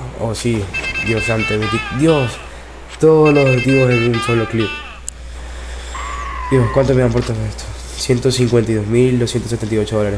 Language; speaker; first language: Spanish; native; Spanish